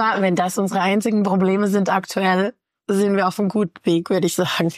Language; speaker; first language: German; native; German